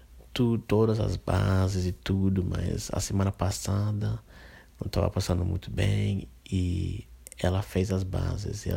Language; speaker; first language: Portuguese; non-native, fluent; English